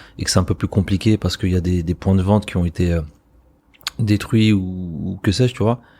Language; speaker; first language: French; native; French